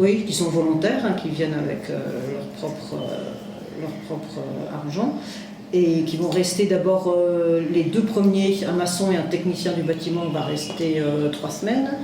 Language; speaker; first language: French; native; French